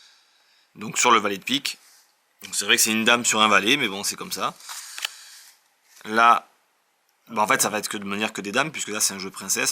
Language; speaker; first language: French; native; French